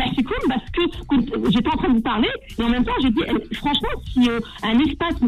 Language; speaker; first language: French; native; French